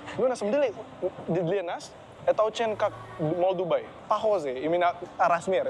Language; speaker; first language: Russian; non-native, learner; Indonesian